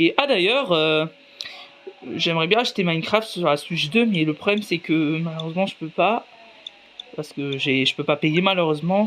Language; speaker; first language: French; native; French